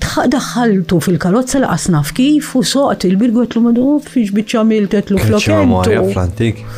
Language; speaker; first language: Maltese; early bilingual, heritage; Maltese